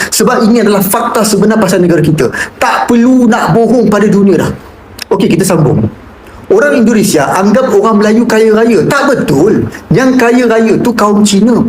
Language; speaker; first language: Malay; native; Malay